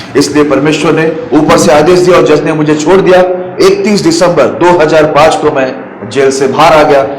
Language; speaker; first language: Hindi; non-native, local second language; Marathi